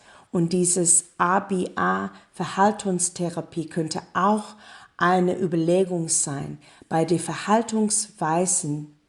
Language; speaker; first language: German; non-native, learner; English